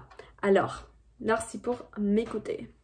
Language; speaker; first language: French; non-native, fluent; Spanish